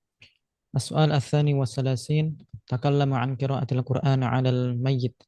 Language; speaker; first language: Arabic; non-native, fluent; Indonesian